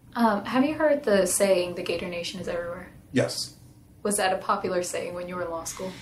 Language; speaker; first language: English; native; English